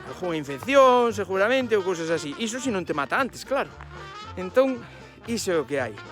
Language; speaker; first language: Galician; non-native, local second language; Spanish